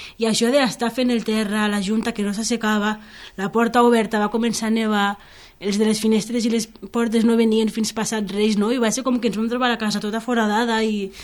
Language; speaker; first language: Catalan; native; Catalan